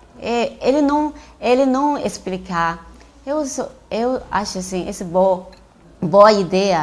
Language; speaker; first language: Portuguese; non-native, learner; Chinese